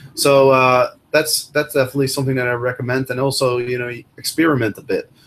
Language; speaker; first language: English; non-native, fluent; Dutch